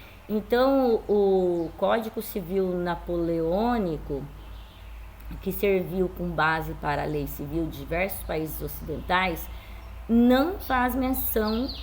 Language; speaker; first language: Portuguese; native; Portuguese